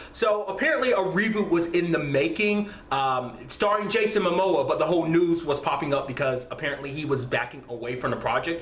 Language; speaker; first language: English; native; English